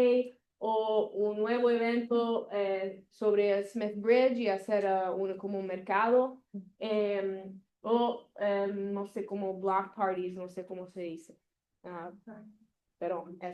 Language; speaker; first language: Spanish; non-native, learner; Italian